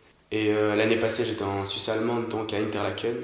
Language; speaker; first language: French; native; French